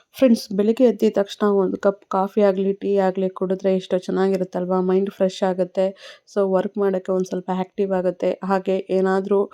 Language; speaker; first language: Kannada; non-native, local second language; Tamil